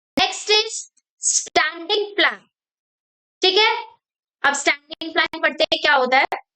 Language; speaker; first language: Hindi; native; Hindi